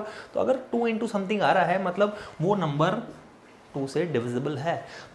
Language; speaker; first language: Hindi; native; Hindi